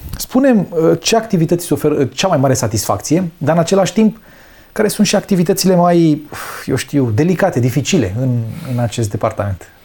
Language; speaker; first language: Romanian; native; Romanian